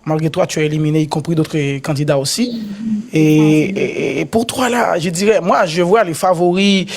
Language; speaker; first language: French; non-native, local second language; Haitian Creole